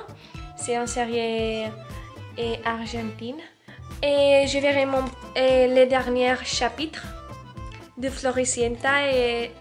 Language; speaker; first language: French; non-native, learner; Spanish